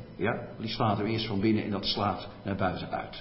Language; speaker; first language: Dutch; native; Dutch